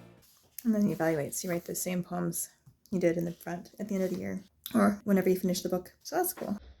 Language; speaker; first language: English; native; English